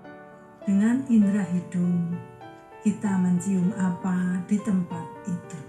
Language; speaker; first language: Indonesian; native; Indonesian